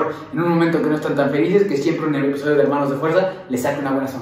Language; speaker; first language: Spanish; native; Spanish